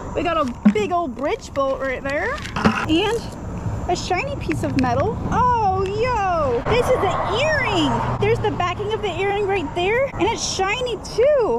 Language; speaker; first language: English; native; English